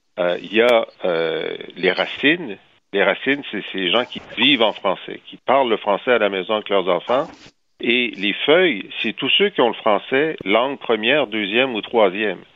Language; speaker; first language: French; native; French